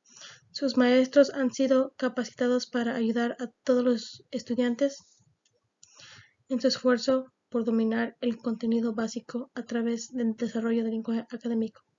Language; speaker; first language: Spanish; early bilingual, heritage; Spanish